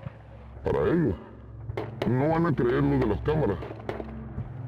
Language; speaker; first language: Spanish; native; Spanish